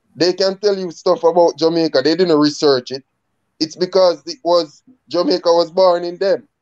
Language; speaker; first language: English; native; English